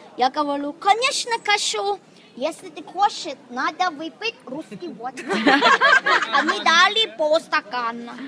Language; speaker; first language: Russian; non-native, learner; Thai